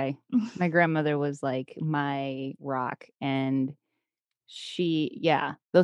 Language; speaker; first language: English; native; English